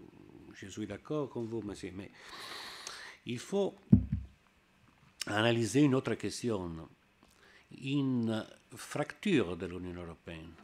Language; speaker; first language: French; non-native, learner; Italian